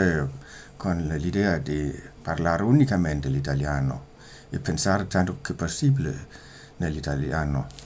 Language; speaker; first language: Italian; non-native, fluent; Danish